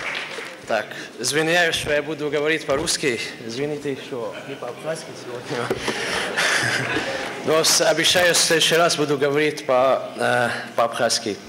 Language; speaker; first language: Russian; non-native, fluent; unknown